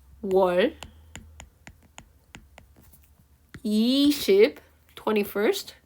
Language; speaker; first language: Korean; early bilingual, heritage; Korean